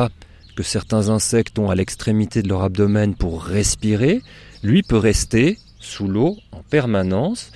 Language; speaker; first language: French; native; French